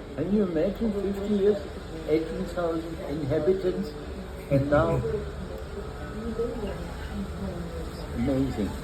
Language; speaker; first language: English; non-native, fluent; German